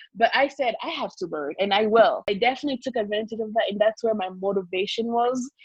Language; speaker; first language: English; early bilingual, other home language; Kongo